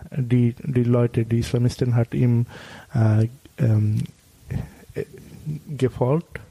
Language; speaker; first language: German; non-native, learner; Bangla